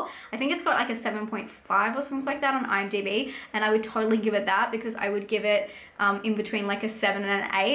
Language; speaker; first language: English; native; English